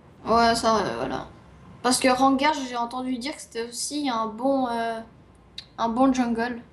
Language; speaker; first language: French; native; French